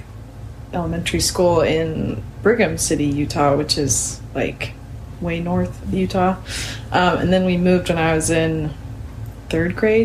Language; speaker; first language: English; native; English